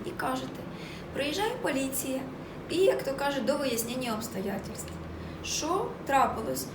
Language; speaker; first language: Ukrainian; native; Ukrainian